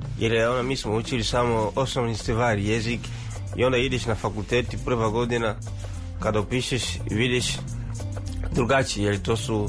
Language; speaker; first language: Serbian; non-native, fluent; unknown